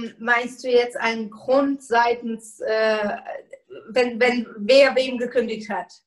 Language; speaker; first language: German; non-native, fluent; Bulgarian